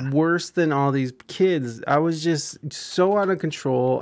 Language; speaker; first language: English; early bilingual, other home language; Spanish